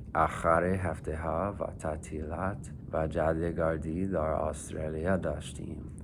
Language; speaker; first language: Persian; non-native, fluent; English